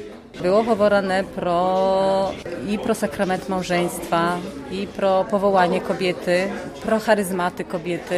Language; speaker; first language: Polish; non-native, local second language; Ukrainian